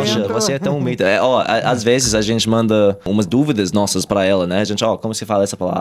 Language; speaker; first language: Portuguese; non-native, fluent; English